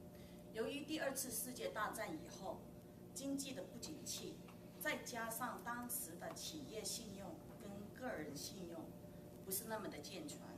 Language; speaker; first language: Chinese; native; Chinese